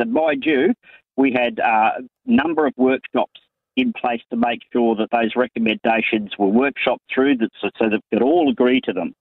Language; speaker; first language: English; native; English